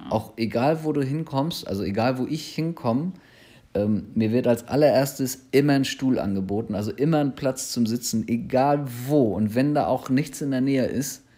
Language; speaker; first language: German; native; German